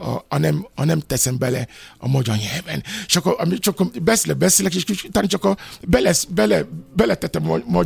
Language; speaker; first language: Hungarian; non-native, fluent; Yoruba